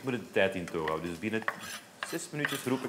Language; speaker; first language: Dutch; native; Dutch